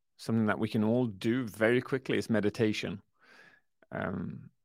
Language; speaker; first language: English; early bilingual, other home language; Swedish